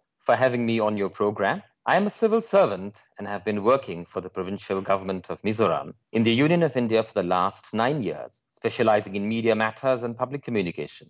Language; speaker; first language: English; non-native, local second language; Nepali